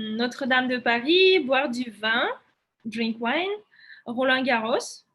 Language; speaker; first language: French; non-native, fluent; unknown